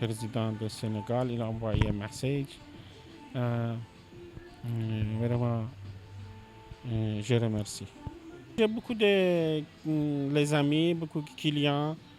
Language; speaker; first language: French; non-native, learner; Persian